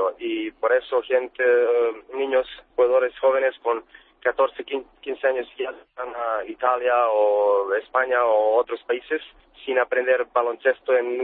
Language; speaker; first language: Spanish; non-native, fluent; Serbian